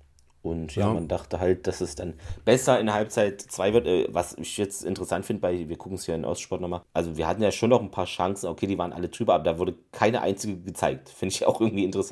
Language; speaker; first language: German; native; German